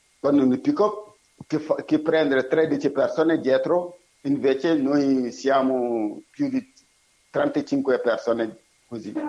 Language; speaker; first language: Italian; non-native, learner; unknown